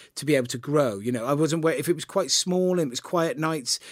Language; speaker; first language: English; native; English